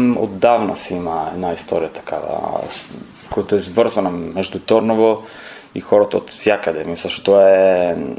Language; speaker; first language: Bulgarian; non-native, fluent; Italian